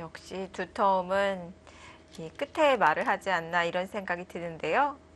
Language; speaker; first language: Korean; native; Korean